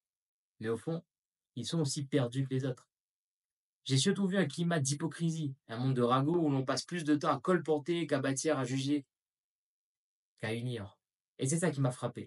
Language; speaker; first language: French; native; French